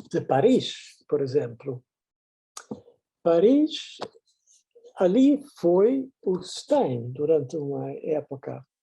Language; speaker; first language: Portuguese; non-native, fluent; Dutch